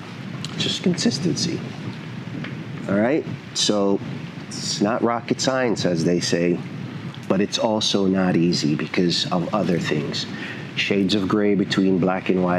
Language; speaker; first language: English; native; English